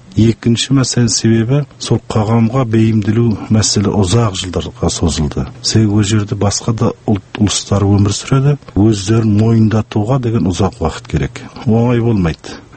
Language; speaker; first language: Kazakh; early bilingual, heritage; Kazakh